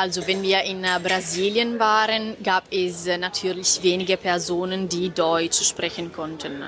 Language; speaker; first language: German; non-native, fluent; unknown